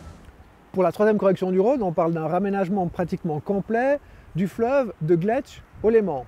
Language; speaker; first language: French; native; French